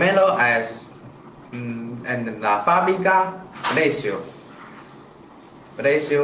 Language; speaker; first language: Spanish; non-native, learner; Chinese